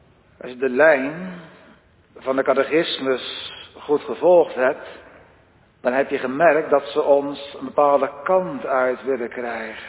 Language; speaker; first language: Dutch; native; Dutch